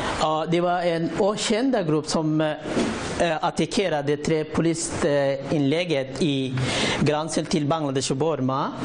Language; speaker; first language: Swedish; non-native, learner; Rohingya